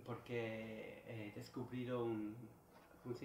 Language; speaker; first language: Spanish; non-native, learner; English